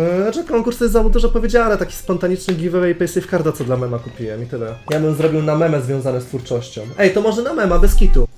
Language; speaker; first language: Polish; native; Polish